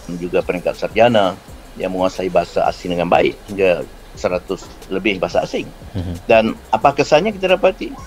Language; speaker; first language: Malay; native; Malay